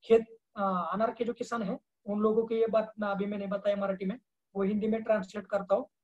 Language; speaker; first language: Hindi; non-native, local second language; Marathi